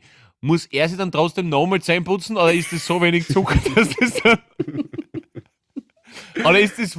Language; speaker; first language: German; native; German